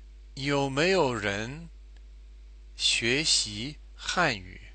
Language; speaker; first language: Chinese; non-native, fluent; English